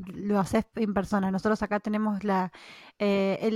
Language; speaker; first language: Spanish; native; Spanish